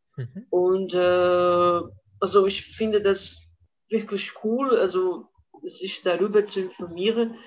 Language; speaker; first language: German; non-native, fluent; Portuguese